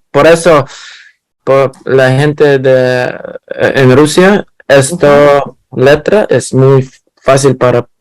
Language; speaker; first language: Spanish; non-native, learner; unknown